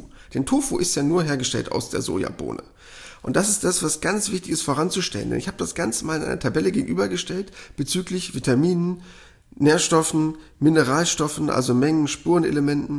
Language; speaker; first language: German; native; German